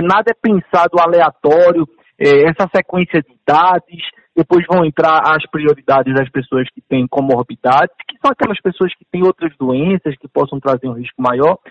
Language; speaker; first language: Portuguese; native; Portuguese